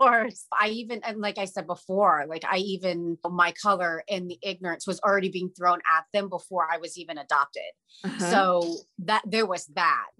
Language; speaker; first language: English; native; English